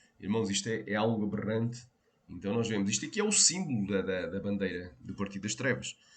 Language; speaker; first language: Portuguese; native; Portuguese